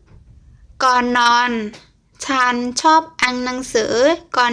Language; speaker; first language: Thai; non-native, fluent; Burmese